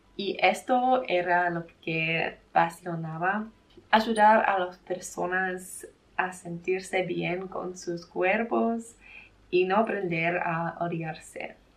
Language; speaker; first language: Spanish; non-native, learner; English